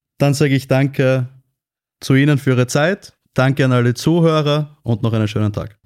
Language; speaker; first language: German; native; German